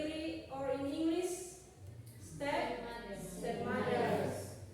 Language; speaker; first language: English; non-native, local second language; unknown